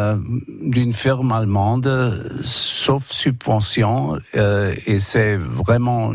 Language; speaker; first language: French; non-native, fluent; German